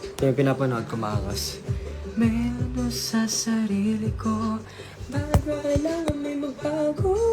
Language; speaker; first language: Filipino; native; Filipino